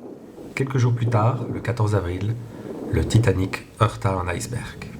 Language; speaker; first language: French; non-native, local second language; Dutch